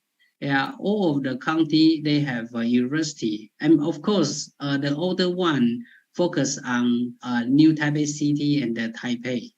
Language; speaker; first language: English; non-native, fluent; Chinese